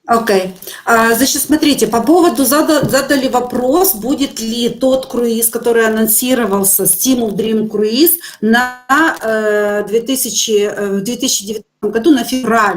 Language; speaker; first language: Russian; native; Russian